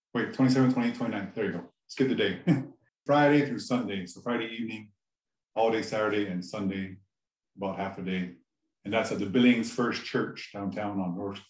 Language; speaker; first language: English; native; English